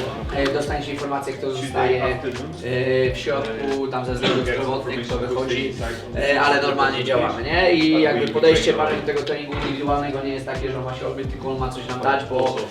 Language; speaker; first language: Polish; native; Polish